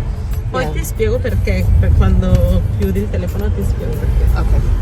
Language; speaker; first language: Italian; native; Italian